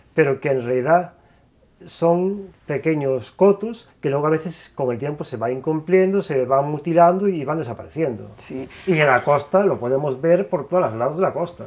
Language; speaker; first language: Spanish; native; Spanish